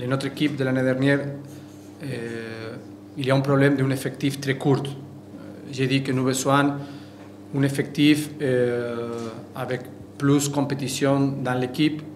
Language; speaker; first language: French; non-native, fluent; Spanish